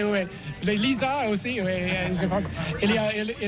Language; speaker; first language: French; non-native, fluent; English